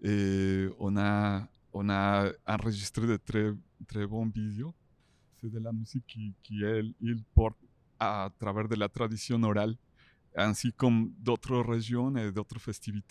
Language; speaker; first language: French; non-native, learner; Spanish